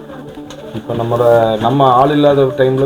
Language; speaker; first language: Tamil; native; Tamil